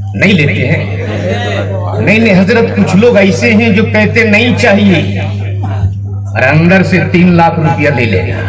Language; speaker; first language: Hindi; native; Hindi